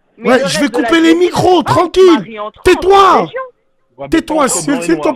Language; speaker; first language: French; early bilingual, other home language; Arabic